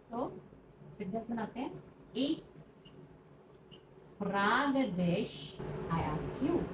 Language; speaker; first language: German; non-native, fluent; Hindi